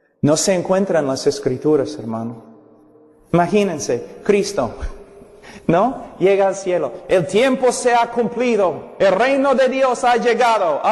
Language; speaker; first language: Spanish; non-native, fluent; English